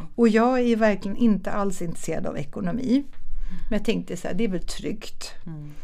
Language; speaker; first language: Swedish; early bilingual, other home language; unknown